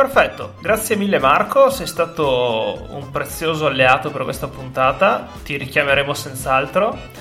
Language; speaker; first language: Italian; native; Italian